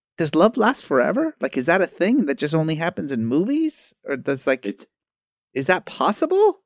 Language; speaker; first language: English; early bilingual, other home language; Persian